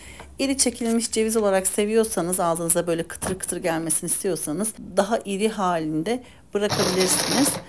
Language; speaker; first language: Turkish; native; Turkish